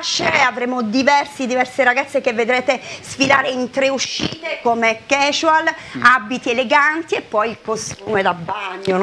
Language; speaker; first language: Italian; native; Italian